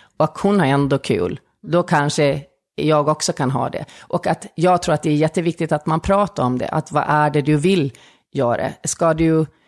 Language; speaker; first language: Swedish; native; Swedish